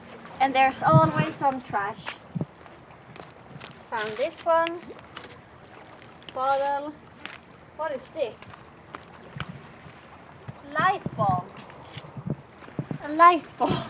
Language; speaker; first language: English; non-native, fluent; Swedish